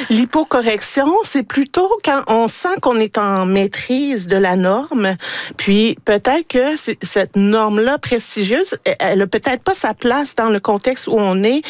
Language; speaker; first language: French; native; French